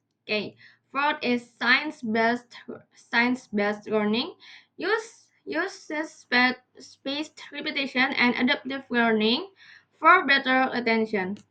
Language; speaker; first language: English; non-native, learner; Indonesian